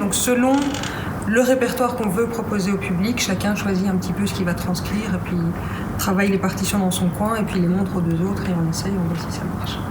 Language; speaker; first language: French; native; French